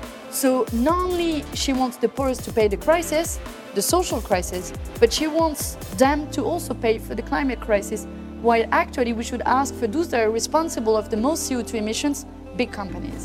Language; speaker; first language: English; non-native, fluent; French